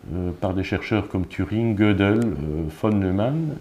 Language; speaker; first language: French; native; French